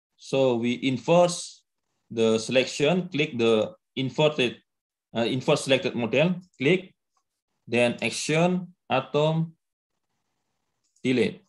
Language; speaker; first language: English; non-native, learner; Indonesian